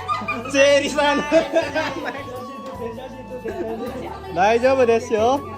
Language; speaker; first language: Japanese; non-native, learner; Nepali